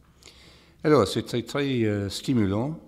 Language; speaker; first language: French; non-native, fluent; English